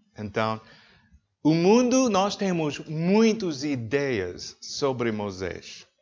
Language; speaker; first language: Portuguese; non-native, learner; English